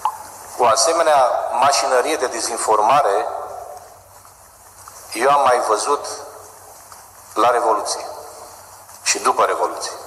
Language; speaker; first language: Romanian; native; Romanian